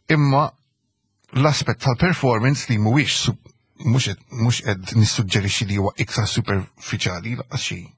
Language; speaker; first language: Maltese; early bilingual, heritage; Maltese